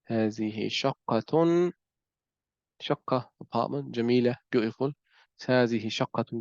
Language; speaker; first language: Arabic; non-native, fluent; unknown